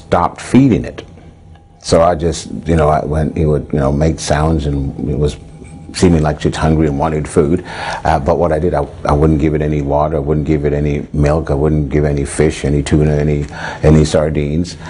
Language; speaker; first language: English; native; English